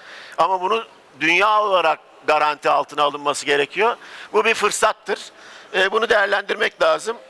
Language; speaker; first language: Turkish; native; Turkish